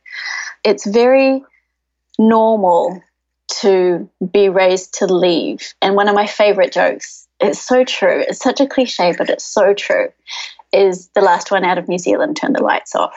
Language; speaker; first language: English; native; English